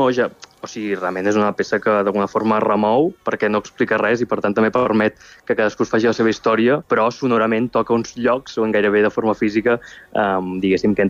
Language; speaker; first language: Catalan; native; Catalan